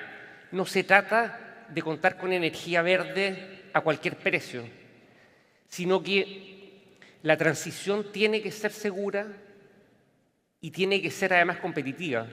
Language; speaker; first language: Spanish; native; Spanish